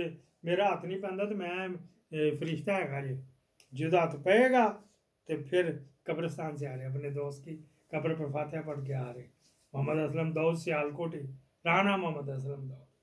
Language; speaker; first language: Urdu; non-native, local second language; Punjabi